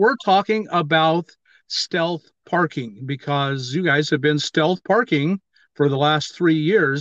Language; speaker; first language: English; native; English